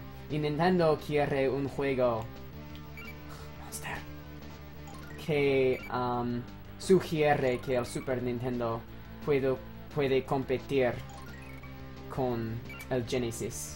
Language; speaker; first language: Spanish; non-native, learner; English